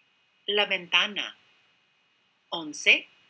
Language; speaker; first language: Spanish; non-native, fluent; English